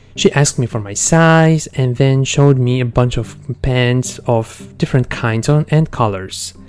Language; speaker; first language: English; non-native, fluent; Arabic